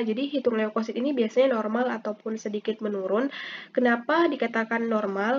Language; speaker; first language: Indonesian; native; Indonesian